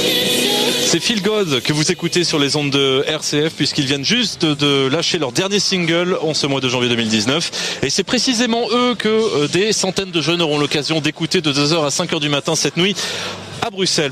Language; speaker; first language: French; native; French